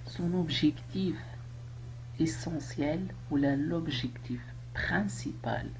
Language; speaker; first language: French; non-native, local second language; Arabic